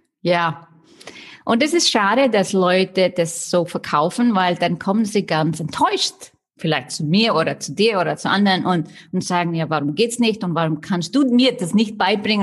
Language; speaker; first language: German; non-native, fluent; Icelandic